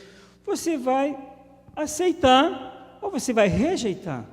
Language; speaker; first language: Portuguese; native; Portuguese